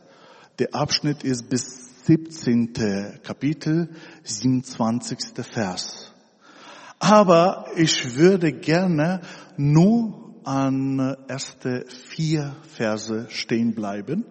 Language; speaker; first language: German; non-native, fluent; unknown